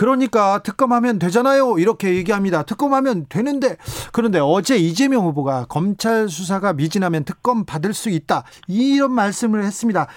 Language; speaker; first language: Korean; native; Korean